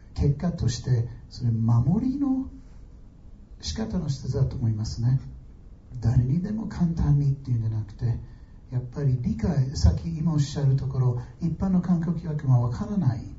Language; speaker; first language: Japanese; non-native, fluent; English